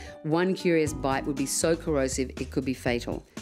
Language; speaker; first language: English; native; English